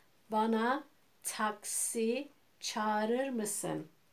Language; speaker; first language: Turkish; early bilingual, heritage; Turkish